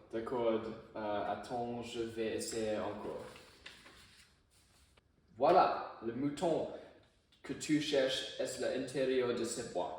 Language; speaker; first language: French; non-native, learner; English